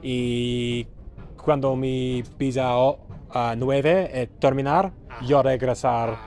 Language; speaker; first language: Spanish; non-native, learner; English